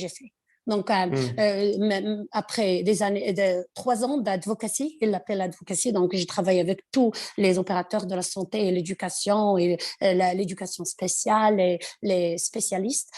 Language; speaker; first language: French; non-native, local second language; Arabic